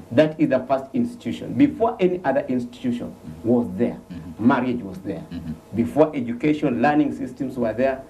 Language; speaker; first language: English; non-native, local second language; Swahili